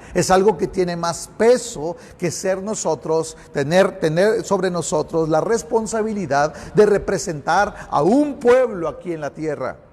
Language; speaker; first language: Spanish; native; Spanish